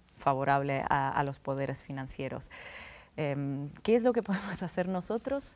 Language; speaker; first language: Spanish; non-native, fluent; Russian